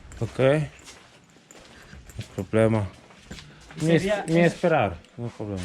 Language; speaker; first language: Spanish; non-native, learner; Polish